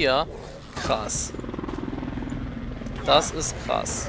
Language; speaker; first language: German; native; German